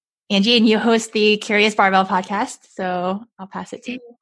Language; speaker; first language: English; early bilingual, other home language; Chinese